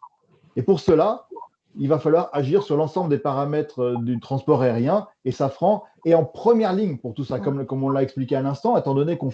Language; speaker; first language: French; native; French